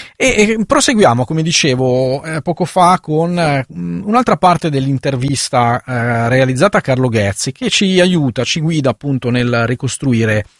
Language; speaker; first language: Italian; native; Italian